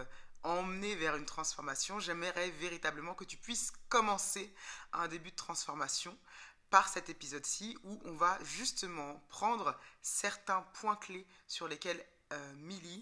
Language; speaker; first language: French; native; French